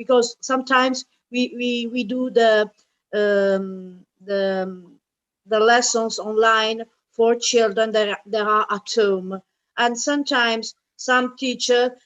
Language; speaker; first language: English; non-native, fluent; Italian